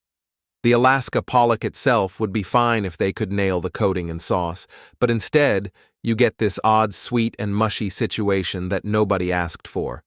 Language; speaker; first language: English; native; English